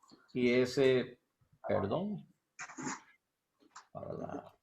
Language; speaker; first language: Spanish; non-native, learner; English